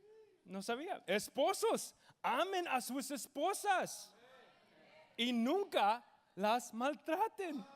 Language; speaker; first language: Spanish; early bilingual, heritage; English